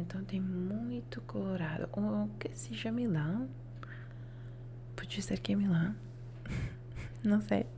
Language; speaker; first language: Portuguese; non-native, learner; Italian